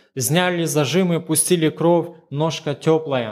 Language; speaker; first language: Polish; non-native, learner; Ukrainian